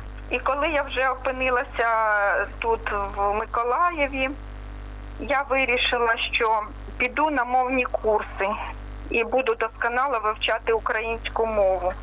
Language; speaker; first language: Ukrainian; non-native, local second language; Russian